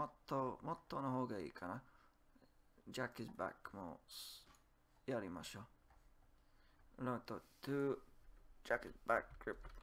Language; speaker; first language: Japanese; non-native, learner; English